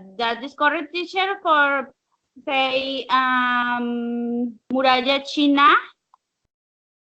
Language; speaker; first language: English; non-native, learner; Spanish